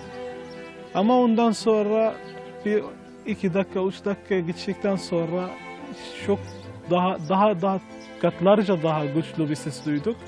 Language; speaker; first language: Turkish; non-native, fluent; Arabic